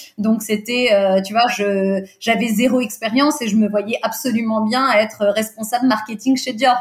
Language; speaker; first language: French; early bilingual, other home language; Portuguese